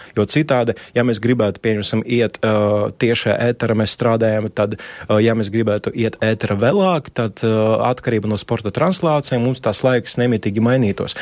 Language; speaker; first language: Latvian; non-native, local second language; Russian